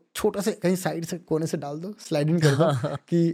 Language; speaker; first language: Hindi; non-native, local second language; Odia